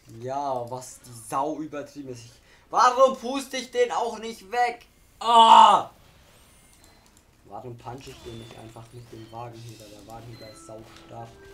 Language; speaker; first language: German; native; German